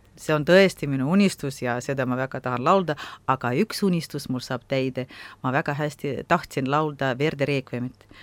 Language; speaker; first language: Estonian; non-native, local second language; Russian